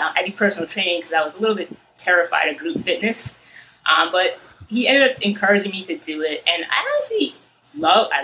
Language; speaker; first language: English; native; English